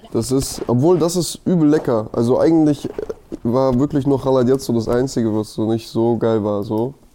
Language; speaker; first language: German; early bilingual, other home language; Russian